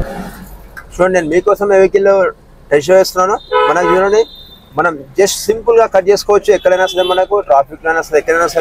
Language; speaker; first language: Telugu; native; Telugu